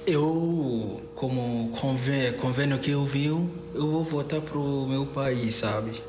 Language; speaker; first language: Portuguese; non-native, fluent; Akan